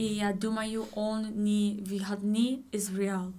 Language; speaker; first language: Russian; non-native, learner; English